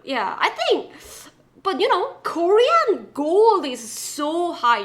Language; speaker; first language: English; non-native, learner; Korean